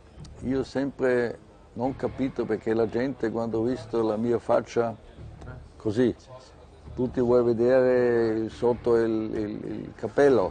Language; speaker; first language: Italian; non-native, learner; German